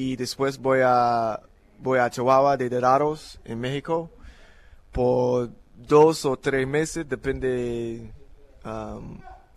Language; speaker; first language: Spanish; non-native, learner; English